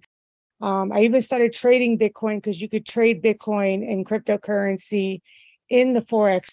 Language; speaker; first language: English; native; English